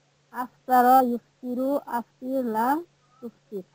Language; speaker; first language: Arabic; non-native, learner; Bangla